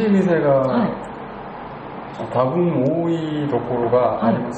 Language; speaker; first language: Japanese; non-native, learner; Korean